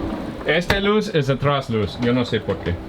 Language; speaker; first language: Spanish; non-native, learner; English